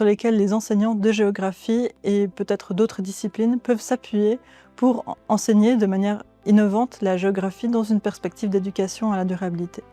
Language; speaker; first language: French; native; French